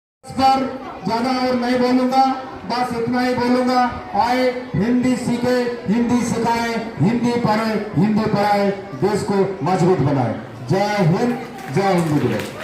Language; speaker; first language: Hindi; non-native, local second language; Odia